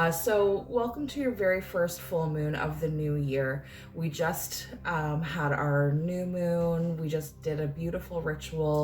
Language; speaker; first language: English; native; English